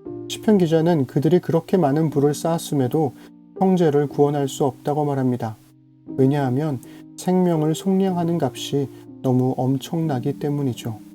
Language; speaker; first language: Korean; native; Korean